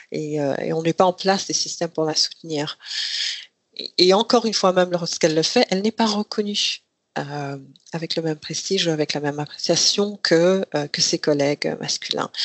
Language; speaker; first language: French; non-native, local second language; Rundi